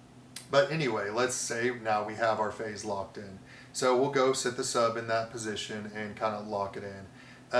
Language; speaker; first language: English; native; English